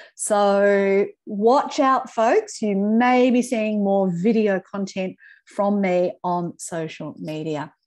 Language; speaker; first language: English; native; English